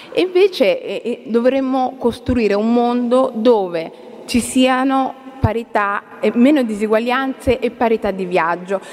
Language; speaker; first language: Italian; early bilingual, other home language; Somali